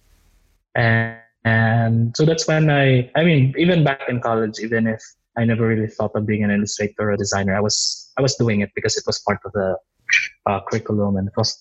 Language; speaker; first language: English; non-native, local second language; Waray